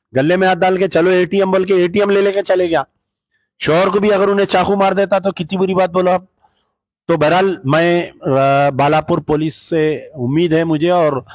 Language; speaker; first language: Hindi; non-native, local second language; Urdu